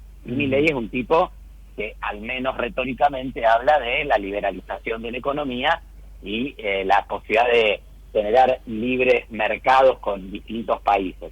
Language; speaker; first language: Spanish; native; Spanish